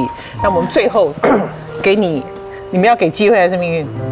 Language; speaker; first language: Chinese; native; Chinese